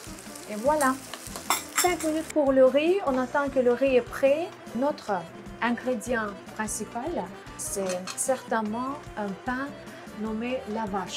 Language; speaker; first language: French; non-native, fluent; Azerbaijani